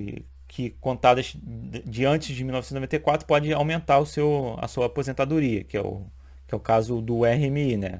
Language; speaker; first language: Portuguese; native; Portuguese